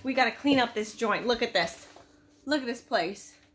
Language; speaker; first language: English; early bilingual, other home language; Japanese